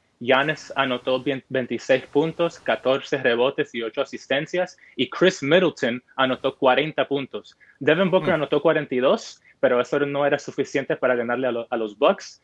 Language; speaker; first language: Spanish; early bilingual, heritage; Spanish